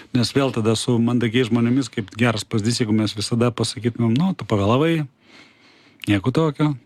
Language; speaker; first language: Lithuanian; native; Lithuanian